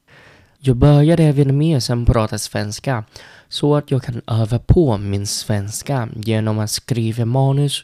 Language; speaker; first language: Swedish; non-native, learner; Vietnamese